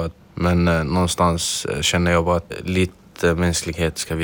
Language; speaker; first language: Swedish; non-native, fluent; Arabic